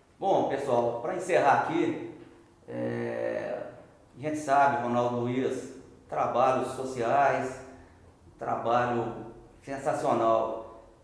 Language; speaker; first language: Portuguese; native; Portuguese